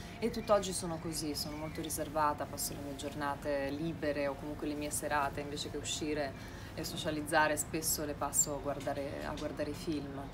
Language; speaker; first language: Italian; early bilingual, other home language; Russian